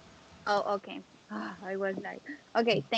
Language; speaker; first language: English; non-native, learner; Spanish